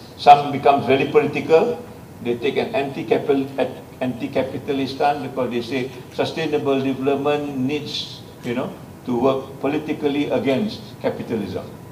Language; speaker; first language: English; non-native, local second language; Malay